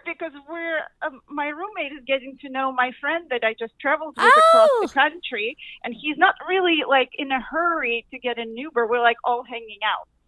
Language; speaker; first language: English; non-native, fluent; Russian